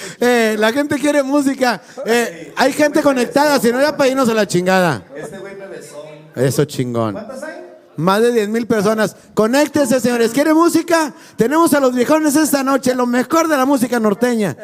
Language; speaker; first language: Spanish; native; Spanish